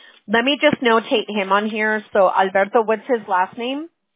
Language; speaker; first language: English; early bilingual, other home language; Spanish